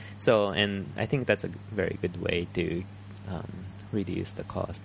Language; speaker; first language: English; early bilingual, other home language; Japanese